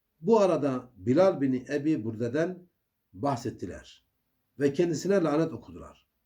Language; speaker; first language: Turkish; native; Turkish